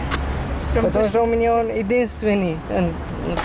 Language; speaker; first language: Russian; non-native, learner; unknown